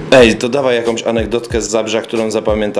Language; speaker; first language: Polish; native; Polish